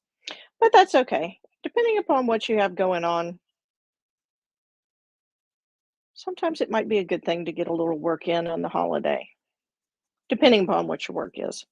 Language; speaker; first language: English; native; English